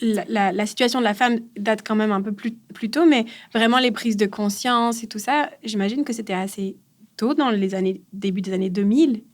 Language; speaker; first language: French; native; French